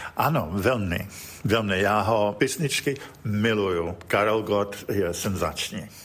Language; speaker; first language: Czech; early bilingual, heritage; English